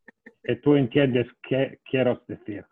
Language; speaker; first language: Spanish; non-native, fluent; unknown